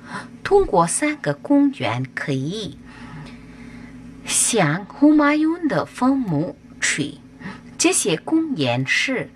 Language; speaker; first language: Chinese; non-native, fluent; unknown